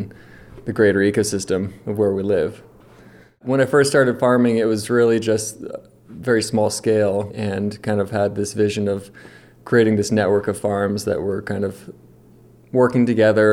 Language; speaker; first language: English; native; English